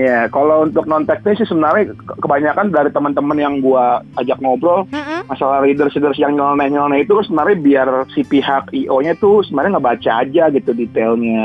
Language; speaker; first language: Indonesian; native; Indonesian